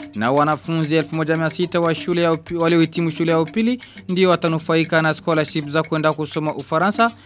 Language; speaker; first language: Swahili; non-native, local second language; Rundi